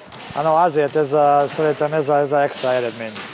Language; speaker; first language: Hungarian; non-native, learner; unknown